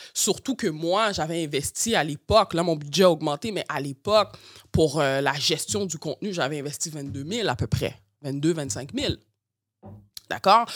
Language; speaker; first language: French; early bilingual, other home language; Haitian Creole